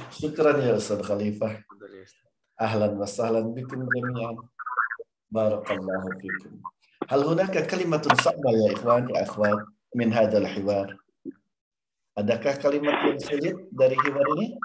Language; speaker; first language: Arabic; non-native, fluent; Indonesian